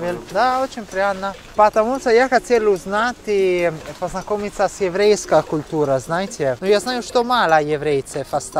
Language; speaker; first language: Russian; non-native, learner; Italian